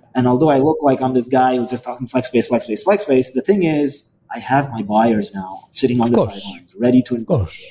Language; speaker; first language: English; non-native, fluent; Arabic